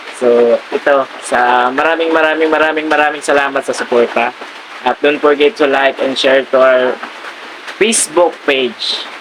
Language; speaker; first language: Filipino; non-native, local second language; Surigaonon